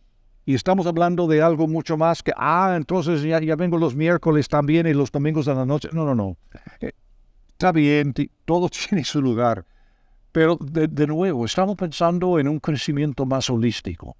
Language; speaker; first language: Spanish; non-native, fluent; English